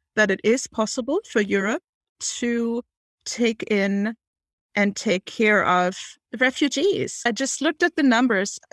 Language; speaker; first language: English; non-native, fluent; German